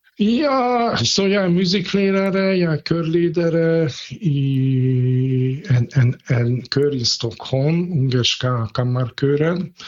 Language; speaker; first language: Swedish; non-native, fluent; Hungarian